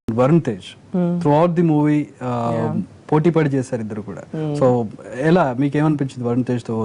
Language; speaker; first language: Telugu; native; Telugu